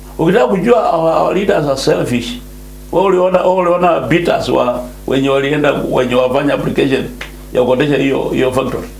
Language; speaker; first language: Swahili; non-native, local second language; Luyia